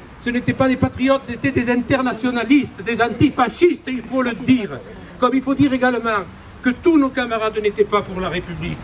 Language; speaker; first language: French; native; French